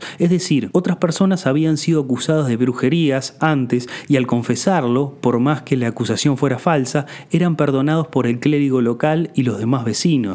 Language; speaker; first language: Spanish; native; Spanish